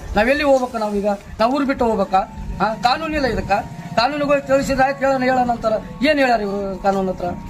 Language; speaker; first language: Kannada; non-native, local second language; Lambadi